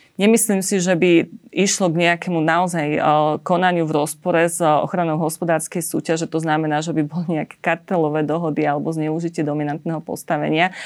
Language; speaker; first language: Slovak; native; Slovak